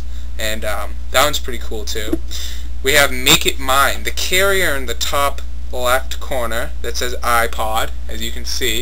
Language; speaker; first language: English; native; English